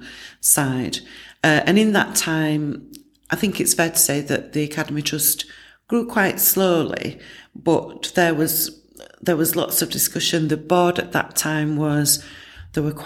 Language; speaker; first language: English; native; English